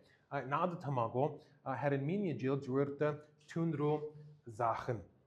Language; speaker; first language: Mongolian; early bilingual, heritage; Mongolian